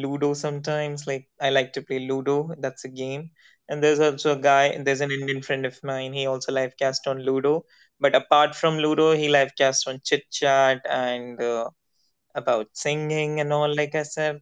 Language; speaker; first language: English; non-native, local second language; Hindi